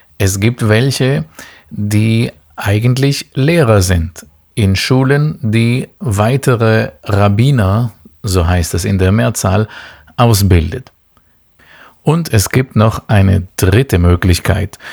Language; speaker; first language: German; non-native, local second language; Hebrew